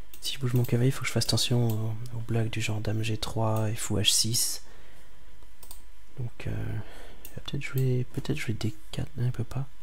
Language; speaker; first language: French; native; French